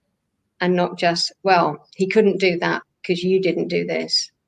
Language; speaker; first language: English; native; English